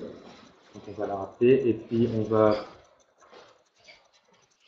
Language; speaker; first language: French; native; French